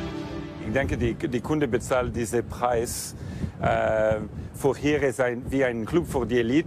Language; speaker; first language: German; non-native, fluent; Italian